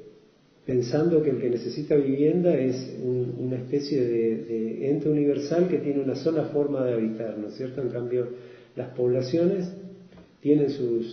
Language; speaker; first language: Spanish; native; Spanish